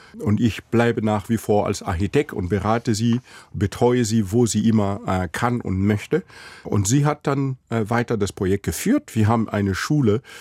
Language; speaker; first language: German; non-native, fluent; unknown